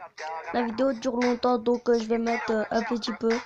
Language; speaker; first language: French; native; French